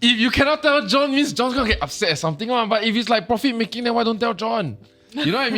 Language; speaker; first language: English; native; English